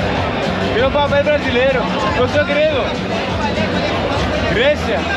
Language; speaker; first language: Portuguese; non-native, learner; Greek